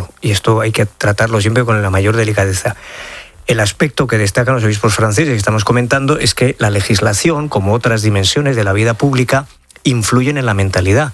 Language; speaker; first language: Spanish; native; Spanish